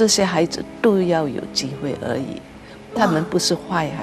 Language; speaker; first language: Chinese; early bilingual, heritage; Chinese